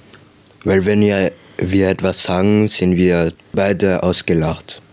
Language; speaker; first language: German; non-native, local second language; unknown